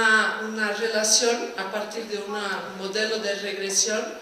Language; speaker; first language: Spanish; non-native, fluent; Portuguese